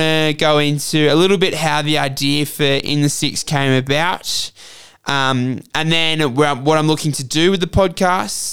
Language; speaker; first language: English; native; English